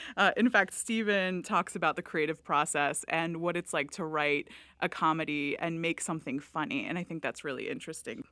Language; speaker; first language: English; native; English